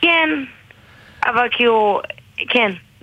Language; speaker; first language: Hebrew; non-native, learner; English